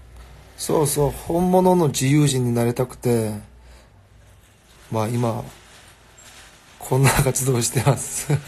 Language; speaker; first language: Japanese; non-native, fluent; Korean